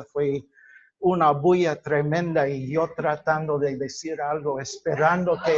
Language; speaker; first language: Spanish; non-native, fluent; English